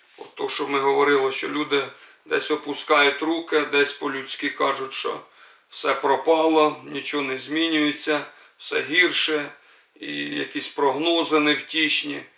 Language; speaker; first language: Ukrainian; native; Ukrainian